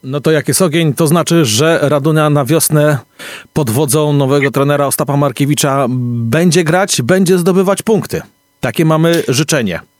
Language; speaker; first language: Polish; native; Polish